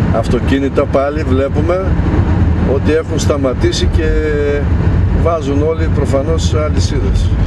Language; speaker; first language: Greek; native; Greek